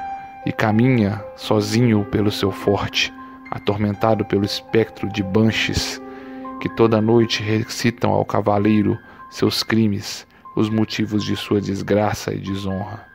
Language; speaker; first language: Portuguese; native; Portuguese